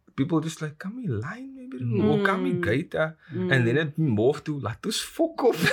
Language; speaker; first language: English; native; English